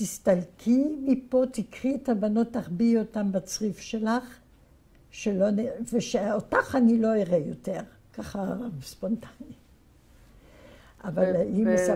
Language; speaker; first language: Hebrew; non-native, fluent; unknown